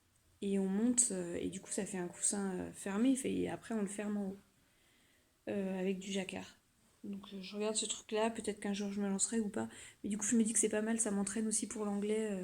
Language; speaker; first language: French; native; French